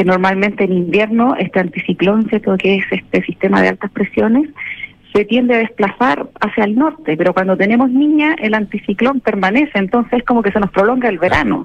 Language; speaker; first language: Spanish; native; Spanish